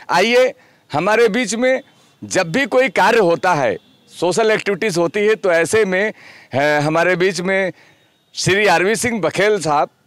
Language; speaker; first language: Hindi; native; Hindi